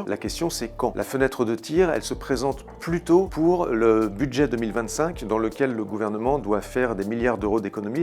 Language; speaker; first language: French; native; French